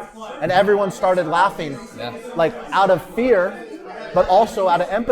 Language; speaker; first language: English; native; English